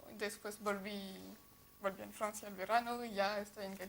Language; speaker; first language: Spanish; non-native, fluent; French